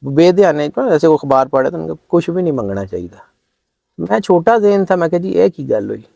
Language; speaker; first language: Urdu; non-native, local second language; Punjabi